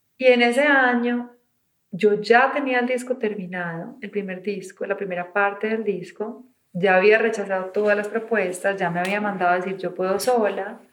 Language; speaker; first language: Spanish; native; Spanish